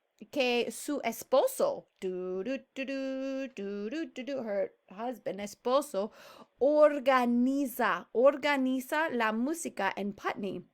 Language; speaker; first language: Spanish; non-native, fluent; English